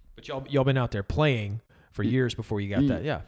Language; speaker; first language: English; native; English